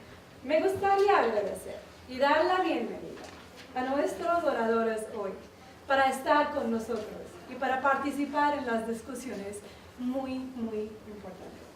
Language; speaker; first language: Spanish; non-native, learner; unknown